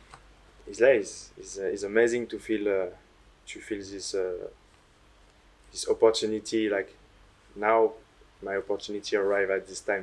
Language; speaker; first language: English; non-native, learner; French